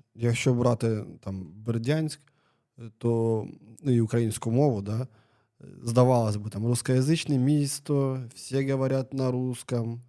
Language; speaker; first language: Ukrainian; non-native, local second language; Russian